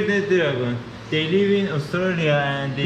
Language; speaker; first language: English; non-native, learner; Persian